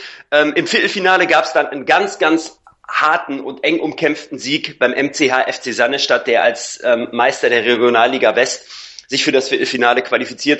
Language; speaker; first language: German; native; German